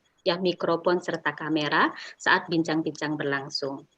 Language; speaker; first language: Indonesian; native; Indonesian